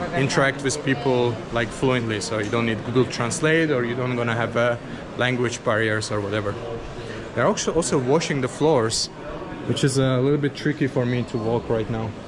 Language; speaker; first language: English; non-native, fluent; Azerbaijani